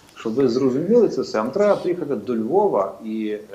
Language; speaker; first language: Ukrainian; native; Ukrainian